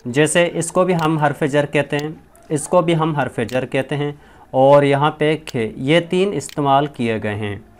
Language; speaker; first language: Urdu; non-native, local second language; Sindhi